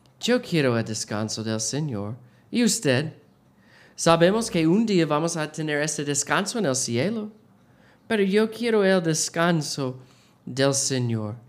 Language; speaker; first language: Spanish; non-native, learner; English